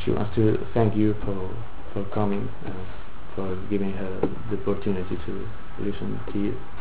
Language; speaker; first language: English; non-native, fluent; Galician